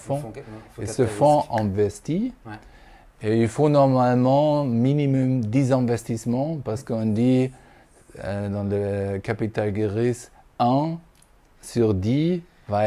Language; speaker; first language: French; non-native, fluent; German